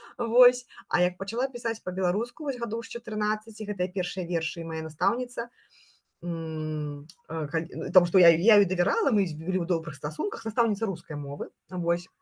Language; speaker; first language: Belarusian; non-native, local second language; Russian